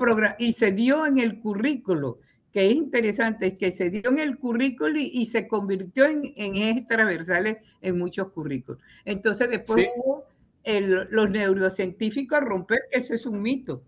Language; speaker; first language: Spanish; native; Spanish